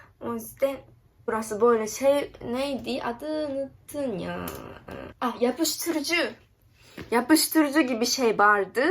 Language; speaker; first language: Turkish; non-native, learner; Japanese